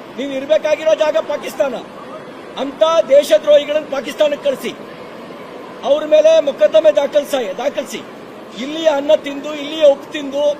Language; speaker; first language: Kannada; native; Kannada